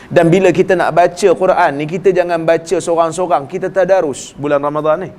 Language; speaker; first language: Malay; native; Malay